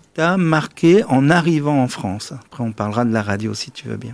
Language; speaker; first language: French; native; French